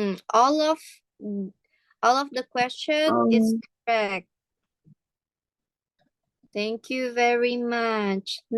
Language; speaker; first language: English; non-native, fluent; Indonesian